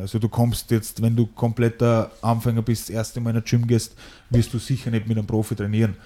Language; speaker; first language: German; native; German